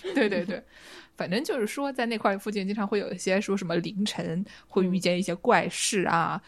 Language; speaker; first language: Chinese; native; Chinese